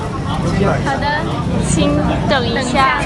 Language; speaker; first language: Chinese; non-native, fluent; Greek